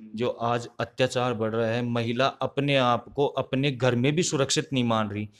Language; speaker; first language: Hindi; native; Hindi